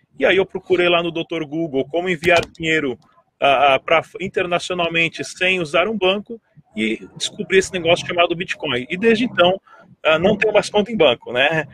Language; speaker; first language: Portuguese; native; Portuguese